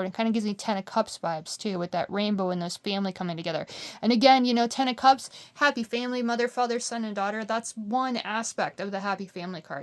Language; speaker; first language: English; native; English